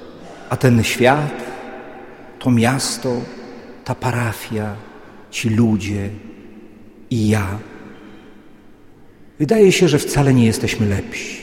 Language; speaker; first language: Polish; native; Polish